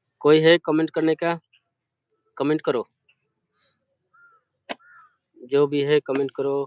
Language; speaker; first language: Hindi; non-native, learner; Bangla